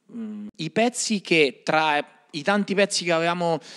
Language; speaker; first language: Italian; native; Italian